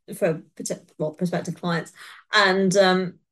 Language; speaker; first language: English; native; English